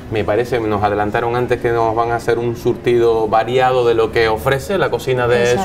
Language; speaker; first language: Spanish; native; Spanish